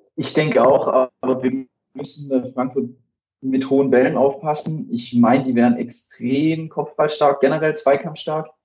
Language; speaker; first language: German; native; German